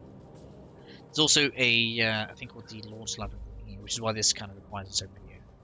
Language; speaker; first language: English; native; English